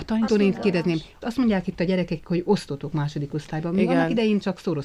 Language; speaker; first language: Hungarian; native; Hungarian